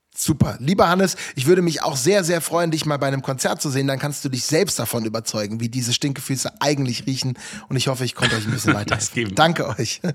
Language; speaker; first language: German; native; German